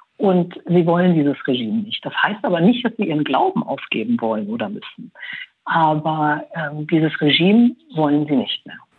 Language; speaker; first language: German; early bilingual, other home language; Persian